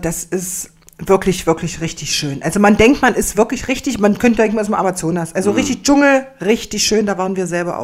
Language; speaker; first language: German; native; German